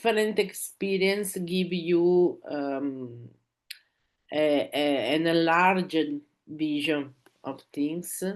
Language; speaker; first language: English; non-native, learner; Italian